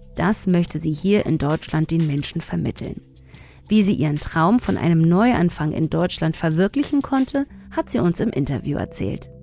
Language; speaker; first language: German; early bilingual, other home language; Tigrinya